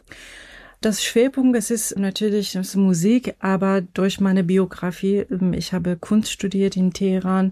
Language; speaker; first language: German; non-native, fluent; Persian